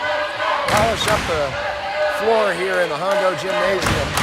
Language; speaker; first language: English; native; English